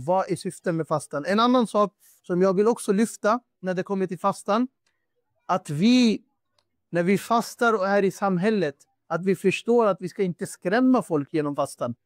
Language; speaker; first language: Swedish; non-native, fluent; Urdu